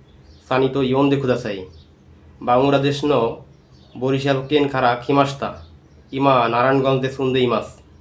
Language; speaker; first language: Japanese; non-native, learner; Bangla